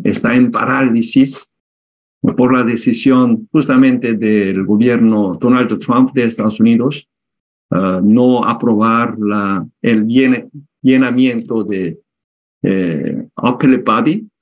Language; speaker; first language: Spanish; non-native, fluent; Korean